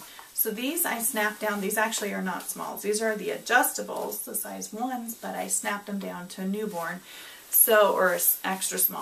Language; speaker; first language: English; native; English